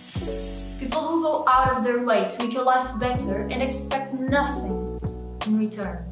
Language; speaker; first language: English; non-native, learner; Portuguese